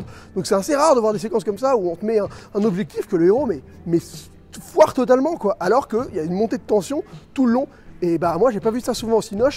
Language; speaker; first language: French; native; French